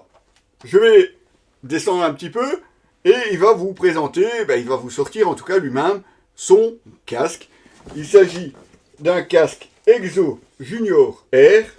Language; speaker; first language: French; native; French